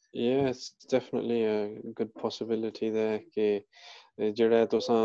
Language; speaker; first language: Punjabi; early bilingual, heritage; Punjabi